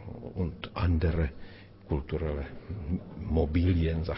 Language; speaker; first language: German; non-native, fluent; Czech